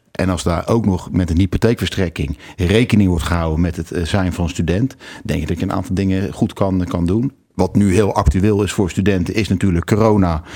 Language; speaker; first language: Dutch; native; Dutch